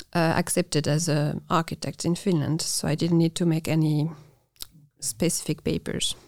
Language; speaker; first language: English; non-native, fluent; French